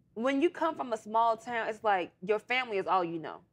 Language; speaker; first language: English; native; English